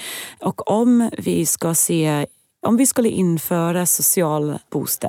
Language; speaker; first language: Swedish; non-native, fluent; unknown